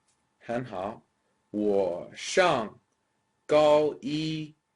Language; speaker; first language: Chinese; non-native, fluent; English